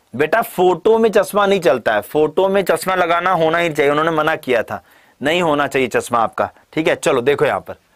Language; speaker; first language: Hindi; native; Hindi